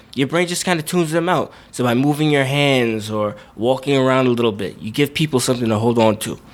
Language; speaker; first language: English; native; English